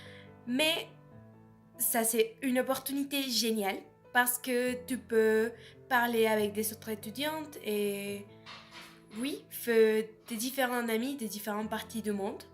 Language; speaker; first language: French; non-native, learner; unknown